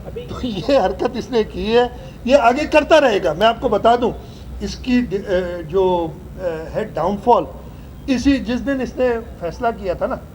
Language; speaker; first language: Urdu; non-native, local second language; Sindhi